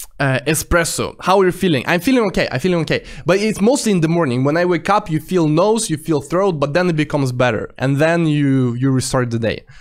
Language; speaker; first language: English; non-native, fluent; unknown